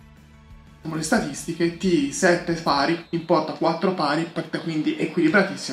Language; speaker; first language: Italian; native; Italian